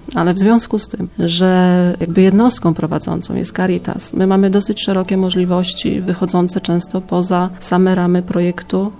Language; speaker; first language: Polish; native; Polish